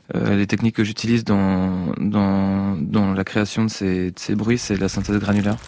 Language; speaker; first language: French; native; French